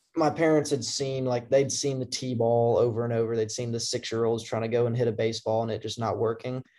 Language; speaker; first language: English; native; English